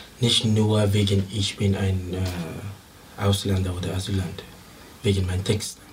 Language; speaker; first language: German; non-native, learner; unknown